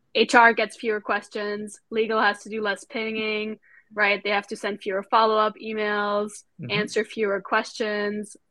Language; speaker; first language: English; non-native, fluent; German